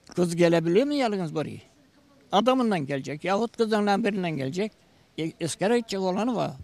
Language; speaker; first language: Turkish; native; Turkish